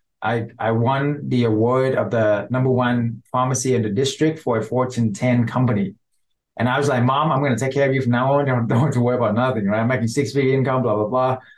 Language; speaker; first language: English; non-native, fluent; Vietnamese